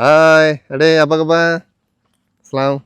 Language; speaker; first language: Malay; non-native, learner; Tamil